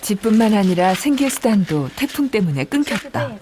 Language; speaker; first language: Korean; native; Korean